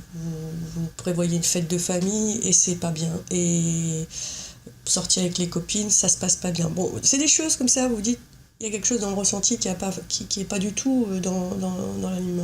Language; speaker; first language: French; native; French